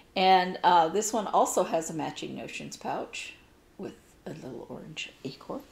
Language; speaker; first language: English; native; English